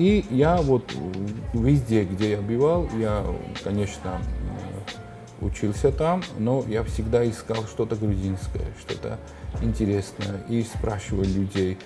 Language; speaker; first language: Russian; non-native, fluent; Georgian